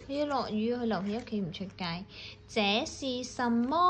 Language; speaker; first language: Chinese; non-native, local second language; Cantonese